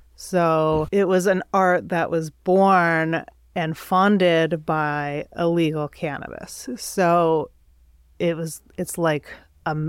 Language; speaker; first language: English; native; English